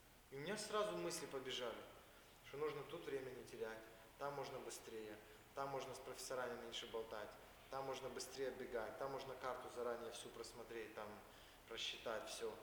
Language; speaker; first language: Russian; native; Russian